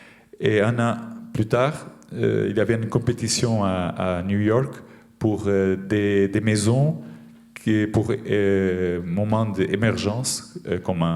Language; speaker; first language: French; non-native, fluent; Portuguese